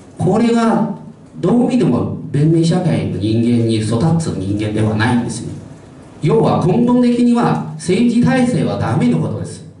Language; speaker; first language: Japanese; non-native, fluent; Chinese